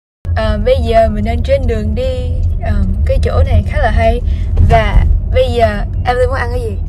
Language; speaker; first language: Vietnamese; early bilingual, heritage; Vietnamese